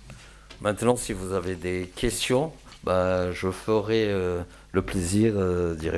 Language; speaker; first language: French; non-native, local second language; Malagasy